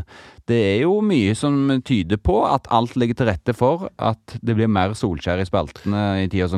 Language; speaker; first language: Norwegian; native; Norwegian